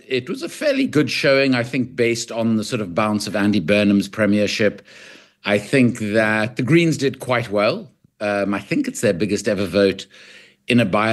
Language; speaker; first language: English; native; English